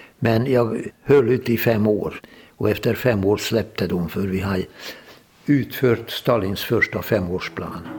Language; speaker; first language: Swedish; non-native, fluent; Hungarian